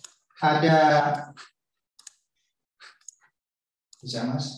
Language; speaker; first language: Indonesian; native; Indonesian